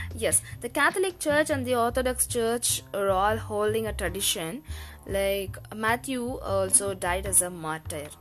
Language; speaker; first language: English; non-native, local second language; Tamil